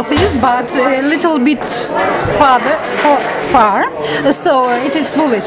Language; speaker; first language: English; non-native, fluent; Latvian